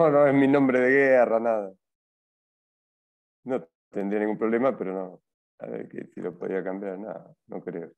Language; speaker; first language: Spanish; native; Spanish